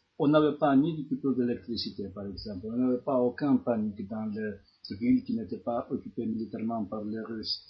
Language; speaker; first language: French; non-native, fluent; Georgian